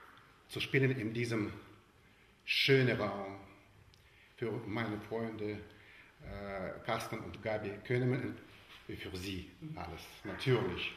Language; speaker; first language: German; non-native, learner; Russian